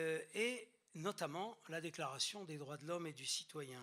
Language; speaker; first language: French; native; French